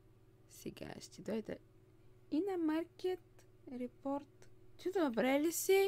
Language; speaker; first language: Bulgarian; native; Bulgarian